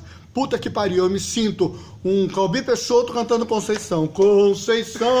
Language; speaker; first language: Portuguese; native; Portuguese